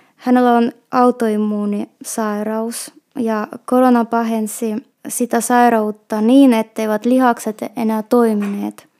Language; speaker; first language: Finnish; non-native, fluent; Russian